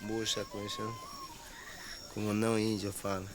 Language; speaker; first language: Portuguese; non-native, local second language; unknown